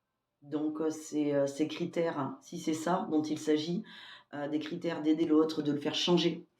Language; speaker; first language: French; native; French